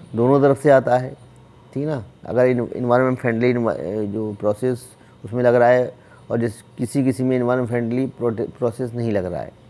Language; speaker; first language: Hindi; native; Hindi